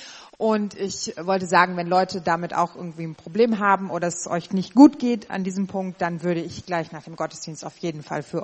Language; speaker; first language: German; native; German